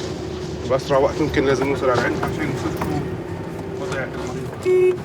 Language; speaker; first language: Arabic; native; Arabic